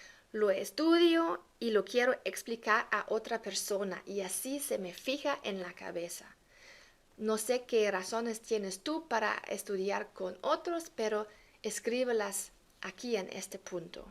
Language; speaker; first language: Spanish; non-native, fluent; German